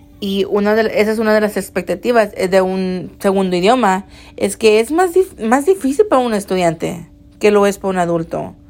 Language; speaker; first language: Spanish; early bilingual, heritage; Spanish